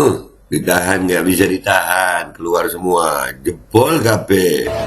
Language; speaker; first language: Indonesian; native; Indonesian